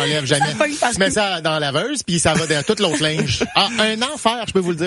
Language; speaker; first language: French; native; French